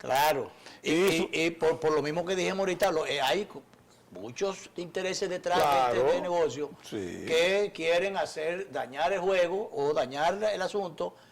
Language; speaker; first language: Spanish; native; Spanish